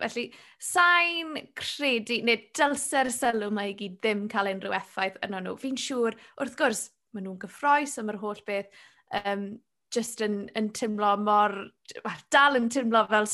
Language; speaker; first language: Welsh; native; Welsh